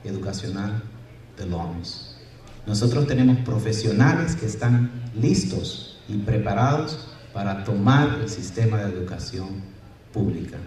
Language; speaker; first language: Spanish; early bilingual, other home language; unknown